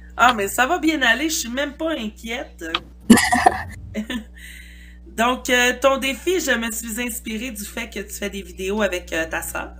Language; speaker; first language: French; native; French